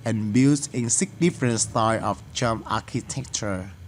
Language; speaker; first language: English; non-native, fluent; Vietnamese